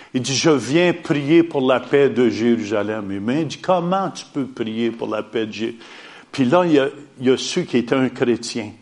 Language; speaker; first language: French; native; French